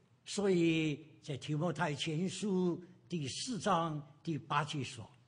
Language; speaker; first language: Chinese; native; Chinese